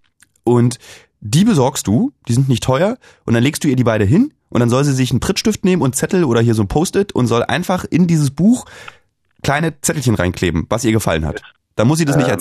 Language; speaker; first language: German; native; German